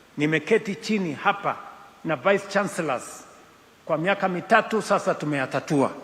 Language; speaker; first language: Swahili; non-native, local second language; Kalenjin